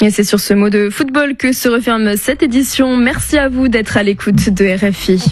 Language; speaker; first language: French; native; French